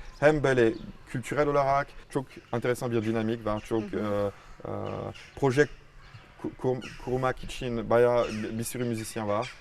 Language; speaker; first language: Turkish; non-native, fluent; French